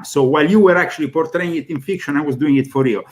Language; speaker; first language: English; non-native, fluent; Italian